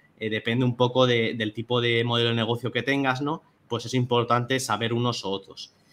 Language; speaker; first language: Spanish; native; Spanish